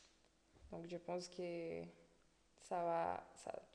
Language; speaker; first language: French; non-native, fluent; Spanish